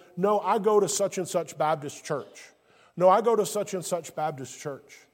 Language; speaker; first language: English; native; English